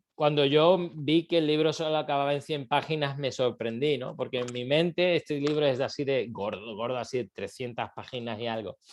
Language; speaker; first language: Spanish; native; Spanish